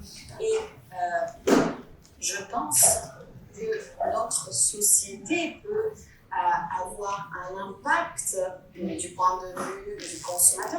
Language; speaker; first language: French; non-native, fluent; Italian